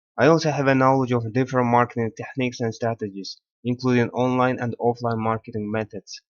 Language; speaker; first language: English; non-native, learner; Kazakh